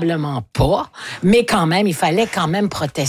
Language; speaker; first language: French; native; French